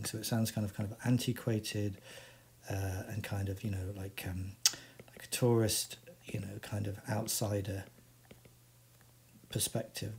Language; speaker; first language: English; native; English